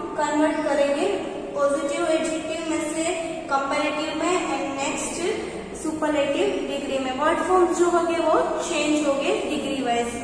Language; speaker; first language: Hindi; non-native, local second language; Gujarati